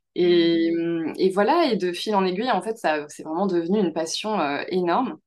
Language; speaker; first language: French; native; French